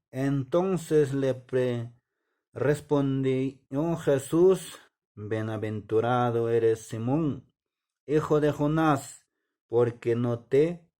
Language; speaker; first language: Spanish; non-native, local second language; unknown